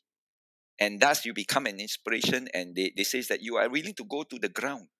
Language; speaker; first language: English; non-native, local second language; Min Nan Chinese